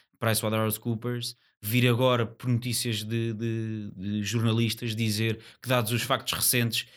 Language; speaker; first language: Portuguese; native; Portuguese